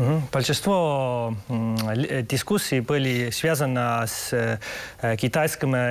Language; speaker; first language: Russian; non-native, local second language; Estonian